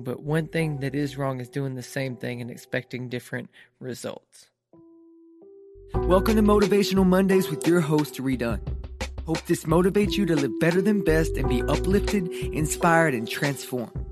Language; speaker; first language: English; native; English